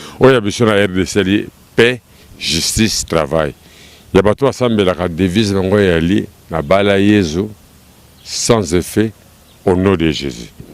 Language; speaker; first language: Lingala; native; Lingala